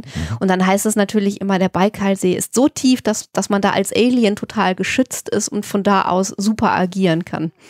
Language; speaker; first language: German; native; German